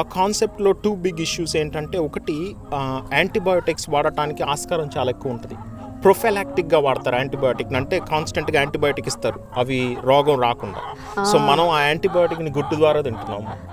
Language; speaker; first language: Telugu; native; Telugu